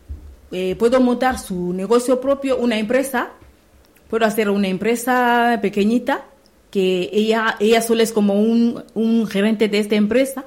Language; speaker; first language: Spanish; non-native, learner; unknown